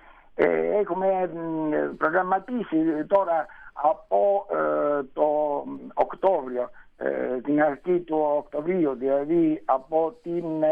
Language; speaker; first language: Greek; non-native, learner; Italian